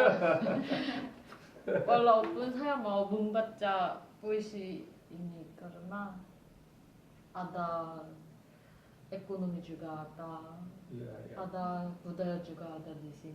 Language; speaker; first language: Indonesian; non-native, fluent; Korean